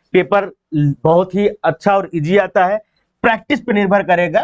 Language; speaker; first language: Hindi; native; Hindi